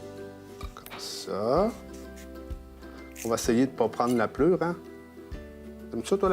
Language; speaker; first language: French; native; French